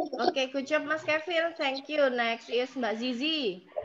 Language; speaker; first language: English; non-native, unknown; Indonesian